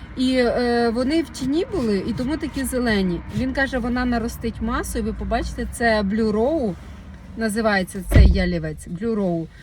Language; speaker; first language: Ukrainian; non-native, local second language; Russian